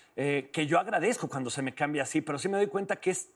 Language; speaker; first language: Spanish; native; Spanish